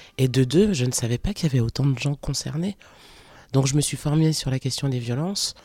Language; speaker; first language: French; early bilingual, other home language; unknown